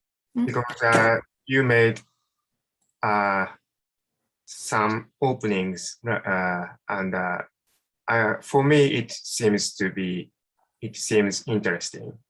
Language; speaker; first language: English; non-native, fluent; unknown